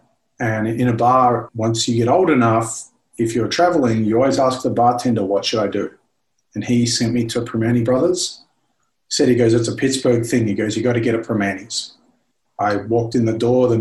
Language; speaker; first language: English; native; English